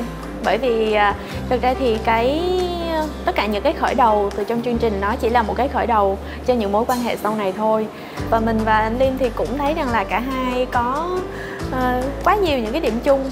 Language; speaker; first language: Vietnamese; native; Vietnamese